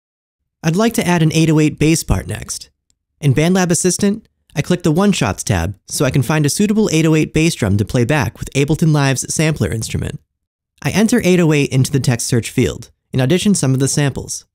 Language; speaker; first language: English; native; English